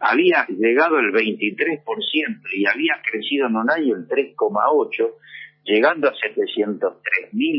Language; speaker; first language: Spanish; native; Spanish